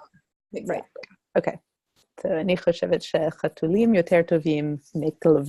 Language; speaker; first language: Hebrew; non-native, learner; English